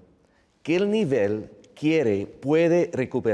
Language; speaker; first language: Spanish; non-native, fluent; English